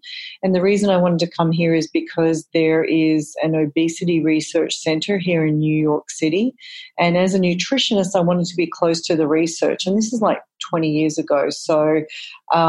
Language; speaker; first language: English; native; English